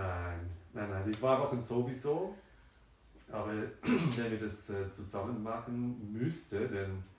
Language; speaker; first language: German; non-native, fluent; French